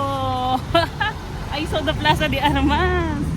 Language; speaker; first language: English; non-native, local second language; Filipino